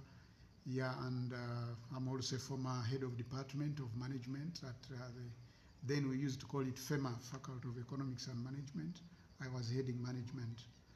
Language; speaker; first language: English; non-native, local second language; Ganda